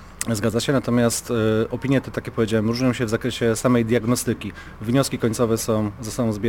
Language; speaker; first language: Polish; native; Polish